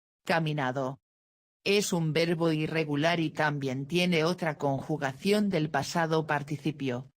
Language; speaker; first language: Spanish; non-native, fluent; Dutch